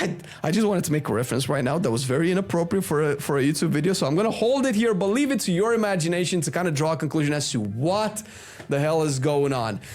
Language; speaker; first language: English; native; English